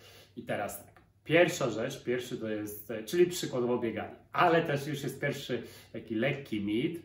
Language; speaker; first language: Polish; native; Polish